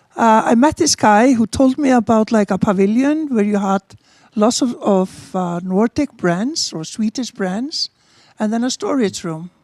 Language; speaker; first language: English; non-native, fluent; Icelandic